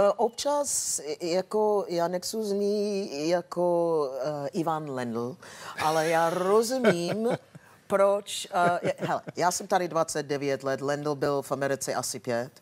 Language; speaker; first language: Czech; non-native, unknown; English